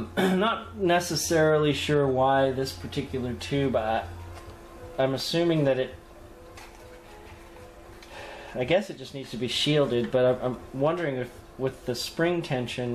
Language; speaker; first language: English; native; English